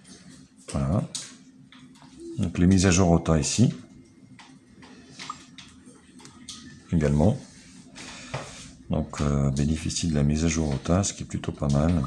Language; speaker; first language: French; native; French